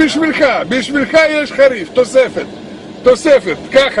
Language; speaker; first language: Hebrew; non-native, learner; Russian